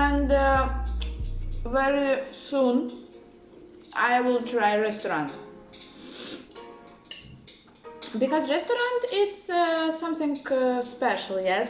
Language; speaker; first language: English; non-native, learner; Russian